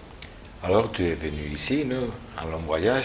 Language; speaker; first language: French; non-native, learner; Spanish